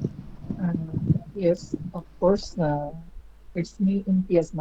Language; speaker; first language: English; non-native, learner; Bangla